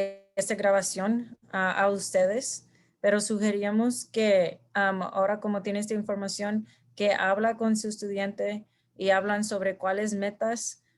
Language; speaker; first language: Spanish; early bilingual, heritage; Spanish